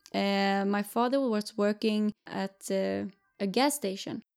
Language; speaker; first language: English; non-native, fluent; Swedish